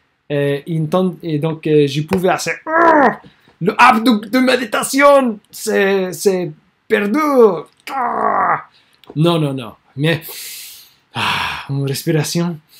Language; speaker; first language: French; non-native, learner; English